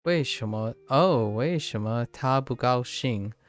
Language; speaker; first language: Chinese; non-native, learner; English